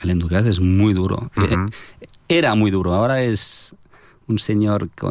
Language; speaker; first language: Spanish; non-native, fluent; French